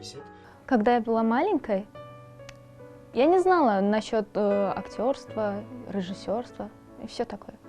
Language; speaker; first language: Russian; non-native, local second language; Tajik